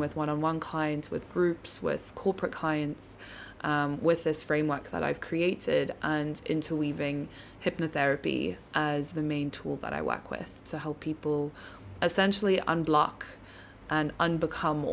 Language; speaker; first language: English; native; English